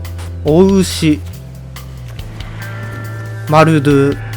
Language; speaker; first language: Japanese; native; Japanese